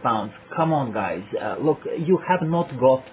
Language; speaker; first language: English; non-native, fluent; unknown